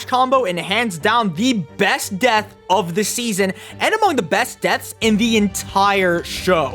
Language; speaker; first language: English; native; English